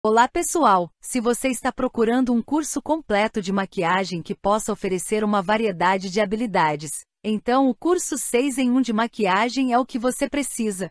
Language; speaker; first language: Portuguese; native; Portuguese